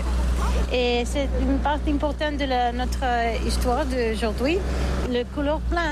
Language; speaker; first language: French; non-native, learner; Catalan